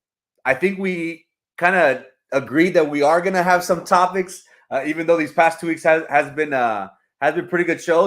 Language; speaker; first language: English; early bilingual, other home language; Spanish